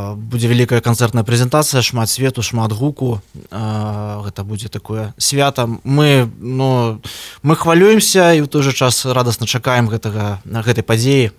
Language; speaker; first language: Belarusian; non-native, local second language; Russian